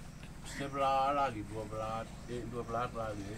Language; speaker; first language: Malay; non-native, local second language; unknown